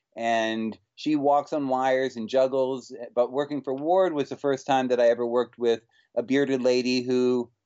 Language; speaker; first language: English; native; English